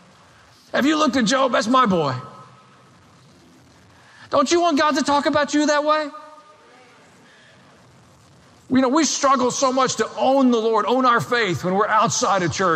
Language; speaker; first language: English; native; English